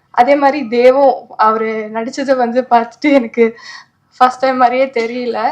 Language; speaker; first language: Tamil; native; Tamil